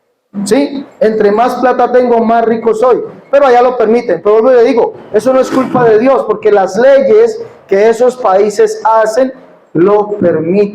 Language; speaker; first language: Spanish; native; Spanish